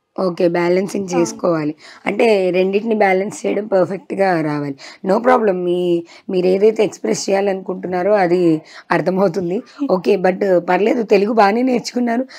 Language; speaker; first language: Telugu; native; Telugu